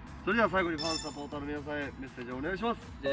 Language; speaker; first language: Japanese; native; Japanese